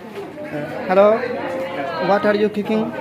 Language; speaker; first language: English; non-native, learner; Urdu